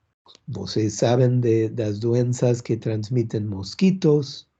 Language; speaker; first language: Portuguese; non-native, learner; English